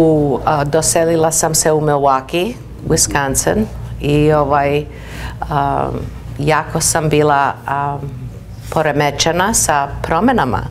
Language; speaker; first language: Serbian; early bilingual, heritage; Serbian